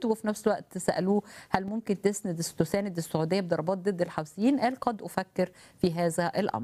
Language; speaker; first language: Arabic; native; Arabic